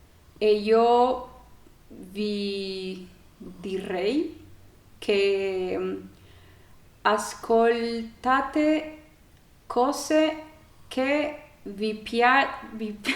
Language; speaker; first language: Italian; non-native, learner; Spanish